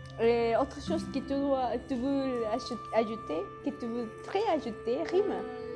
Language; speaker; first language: French; non-native, learner; Spanish